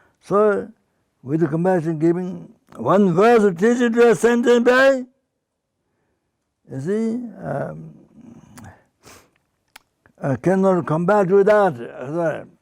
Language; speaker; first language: English; non-native, fluent; Sherpa